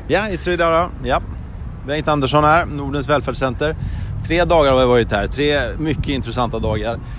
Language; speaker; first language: Swedish; native; Swedish